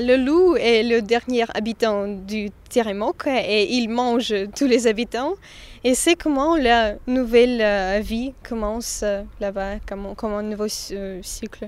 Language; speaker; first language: French; non-native, fluent; Russian